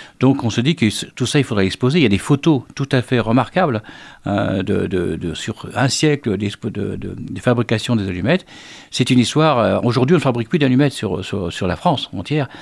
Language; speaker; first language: French; native; French